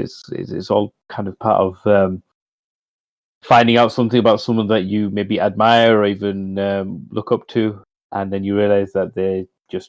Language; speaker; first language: English; native; English